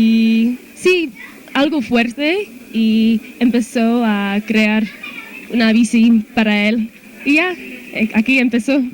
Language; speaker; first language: Spanish; non-native, fluent; English